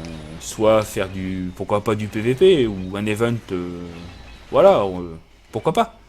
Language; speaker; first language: French; native; French